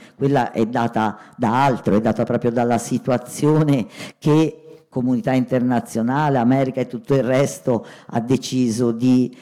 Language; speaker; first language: Italian; native; Italian